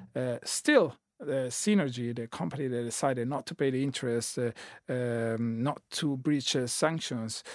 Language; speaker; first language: English; non-native, fluent; Italian